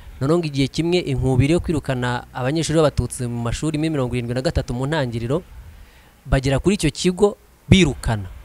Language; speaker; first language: Kinyarwanda; native; Kinyarwanda